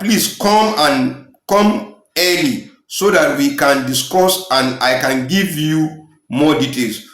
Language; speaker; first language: English; non-native, local second language; Yoruba